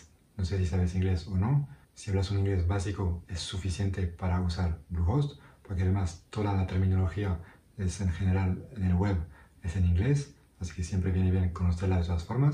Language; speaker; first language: Spanish; non-native, fluent; French